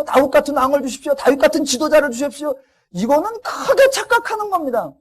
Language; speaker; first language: Korean; native; Korean